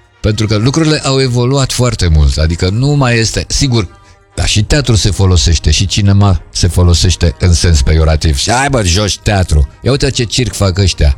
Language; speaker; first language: Romanian; native; Romanian